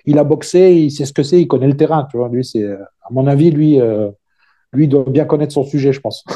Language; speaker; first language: French; native; French